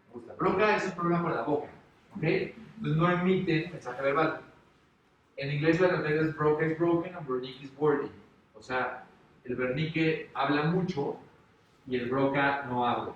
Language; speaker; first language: Spanish; native; Spanish